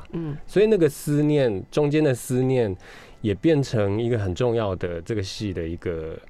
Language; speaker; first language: Chinese; non-native, local second language; Min Nan Chinese